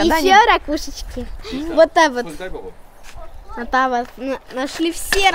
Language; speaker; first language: Russian; native; Russian